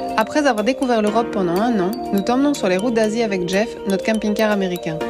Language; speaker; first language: French; native; French